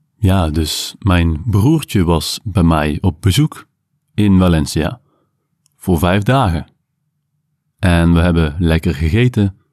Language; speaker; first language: Dutch; native; Dutch